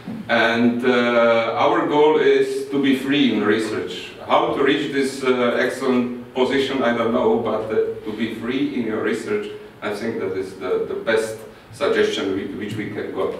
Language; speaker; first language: English; non-native, fluent; Slovak